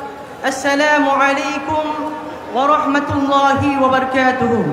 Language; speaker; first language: Arabic; non-native, learner; Bangla